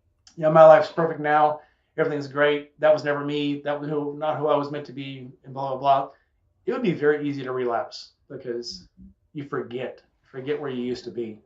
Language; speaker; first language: English; native; English